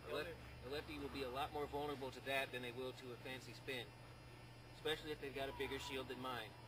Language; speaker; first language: English; native; English